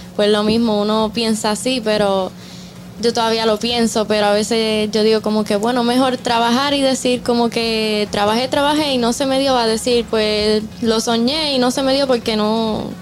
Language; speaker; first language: Spanish; native; Spanish